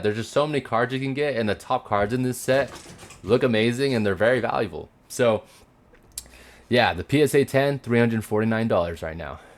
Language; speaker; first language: English; native; English